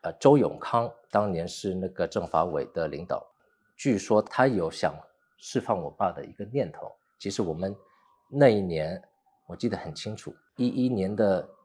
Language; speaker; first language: Chinese; early bilingual, heritage; Chinese